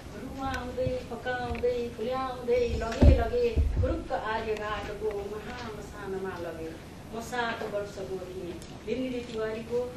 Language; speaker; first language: Nepali; native; Nepali